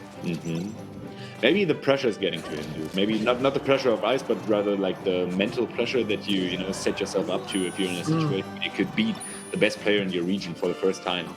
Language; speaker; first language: English; non-native, fluent; German